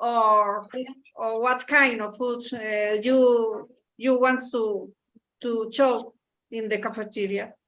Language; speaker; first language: English; non-native, learner; Spanish